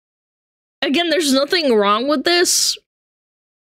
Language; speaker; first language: English; native; English